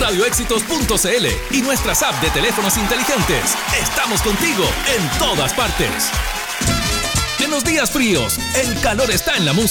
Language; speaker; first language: Spanish; native; Spanish